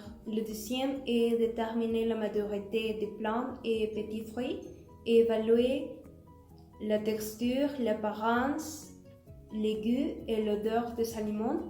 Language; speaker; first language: French; non-native, learner; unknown